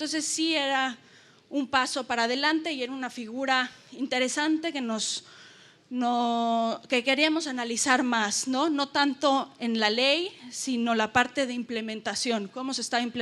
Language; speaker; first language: Spanish; native; Spanish